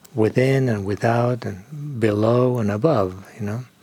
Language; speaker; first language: English; non-native, fluent; Spanish